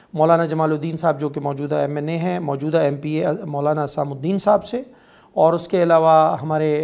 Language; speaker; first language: Urdu; non-native, local second language; Pashto